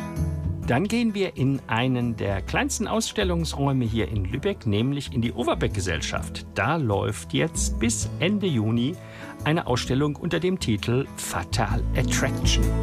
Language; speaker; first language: German; native; German